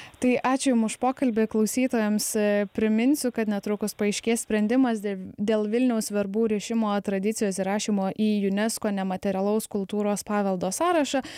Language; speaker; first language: Lithuanian; native; Lithuanian